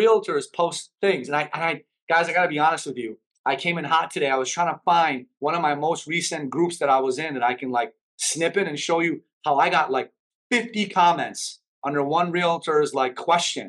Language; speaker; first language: English; early bilingual, other home language; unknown